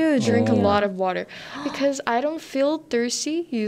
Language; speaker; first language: English; non-native, learner; Korean